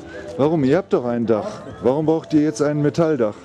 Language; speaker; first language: German; native; German